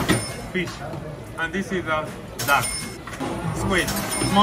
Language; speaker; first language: English; non-native, learner; Japanese